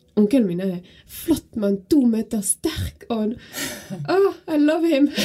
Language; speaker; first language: Norwegian; non-native, fluent; French